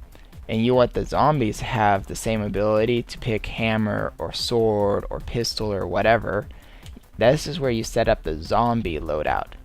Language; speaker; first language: English; native; English